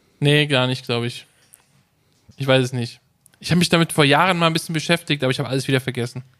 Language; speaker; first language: German; native; German